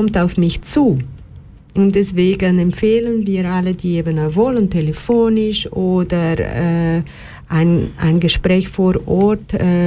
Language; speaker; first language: German; non-native, fluent; Portuguese